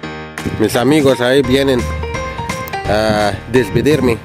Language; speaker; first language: Spanish; non-native, fluent; Arabic